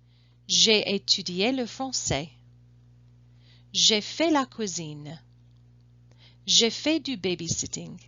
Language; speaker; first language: French; non-native, fluent; English